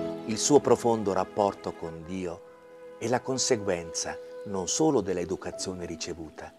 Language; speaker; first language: Italian; native; Italian